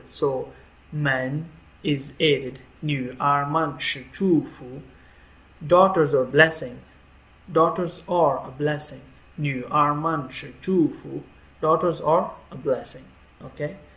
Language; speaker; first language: English; non-native, local second language; Hindi